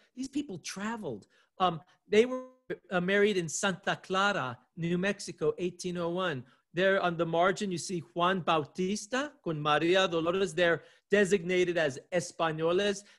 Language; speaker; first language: English; native; English